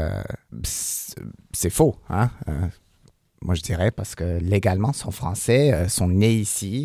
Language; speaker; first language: French; non-native, fluent; English